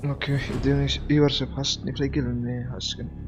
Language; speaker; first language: English; non-native, learner; Bodo